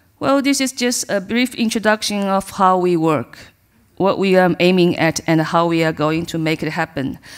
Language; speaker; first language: English; non-native, learner; Chinese